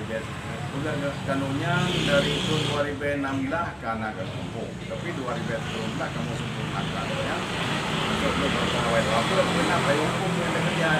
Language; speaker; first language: Indonesian; non-native, local second language; Achinese